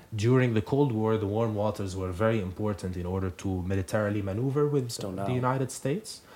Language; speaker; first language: English; non-native, fluent; Arabic